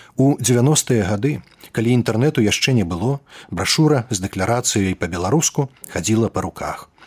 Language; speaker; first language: Belarusian; native; Belarusian